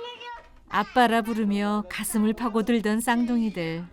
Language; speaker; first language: Korean; native; Korean